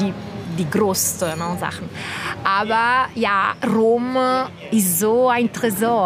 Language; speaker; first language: German; non-native, fluent; Italian